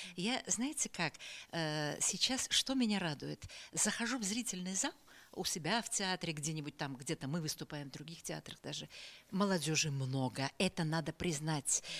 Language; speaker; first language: Russian; native; Russian